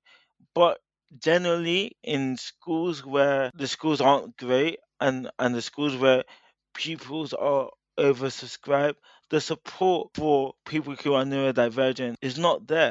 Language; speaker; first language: English; native; English